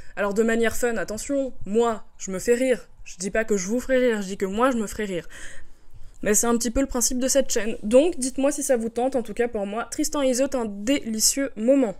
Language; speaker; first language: French; native; French